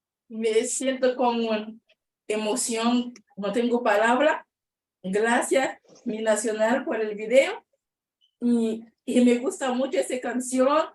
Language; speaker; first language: Spanish; non-native, learner; Haitian Creole